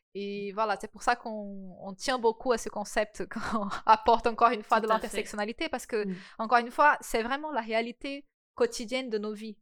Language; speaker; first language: French; non-native, fluent; Portuguese